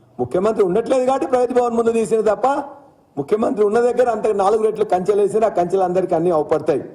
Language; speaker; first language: Telugu; native; Telugu